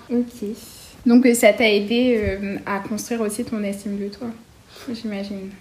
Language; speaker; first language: French; native; French